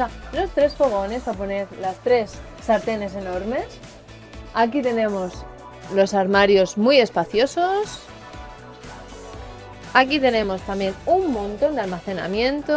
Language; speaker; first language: Spanish; native; Spanish